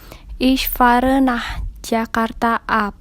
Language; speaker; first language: German; non-native, fluent; Indonesian